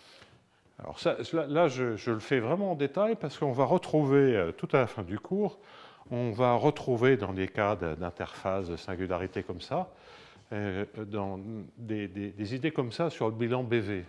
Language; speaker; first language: French; native; French